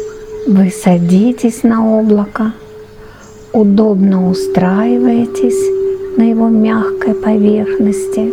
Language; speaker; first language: Russian; native; Russian